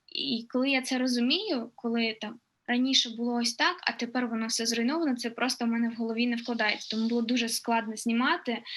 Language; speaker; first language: Ukrainian; non-native, local second language; Russian